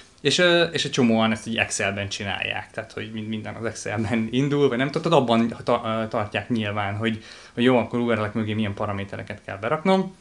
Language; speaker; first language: Hungarian; native; Hungarian